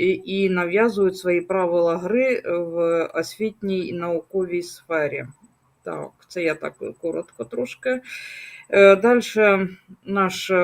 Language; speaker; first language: Ukrainian; native; Ukrainian